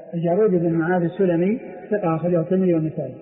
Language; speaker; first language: Arabic; native; Arabic